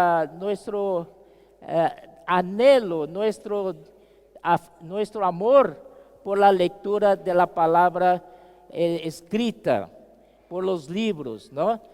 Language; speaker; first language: Spanish; non-native, fluent; Portuguese